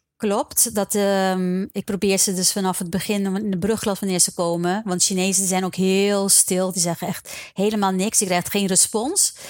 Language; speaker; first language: Dutch; non-native, local second language; Papiamento